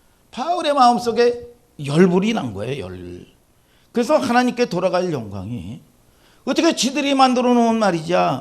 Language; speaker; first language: Korean; native; Korean